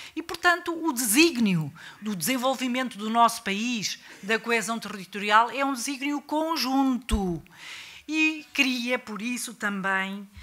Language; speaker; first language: Portuguese; native; Portuguese